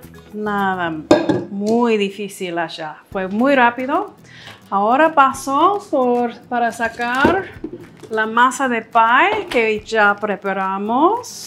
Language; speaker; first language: Spanish; non-native, fluent; English